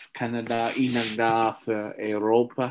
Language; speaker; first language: Russian; non-native, learner; English